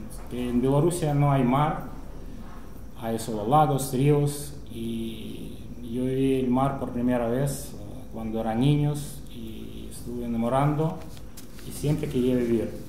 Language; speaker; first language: Spanish; non-native, fluent; Russian